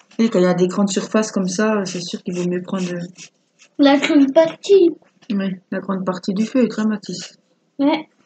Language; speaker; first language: French; native; French